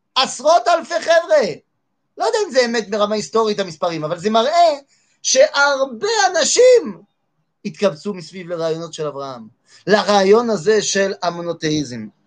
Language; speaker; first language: Hebrew; non-native, fluent; French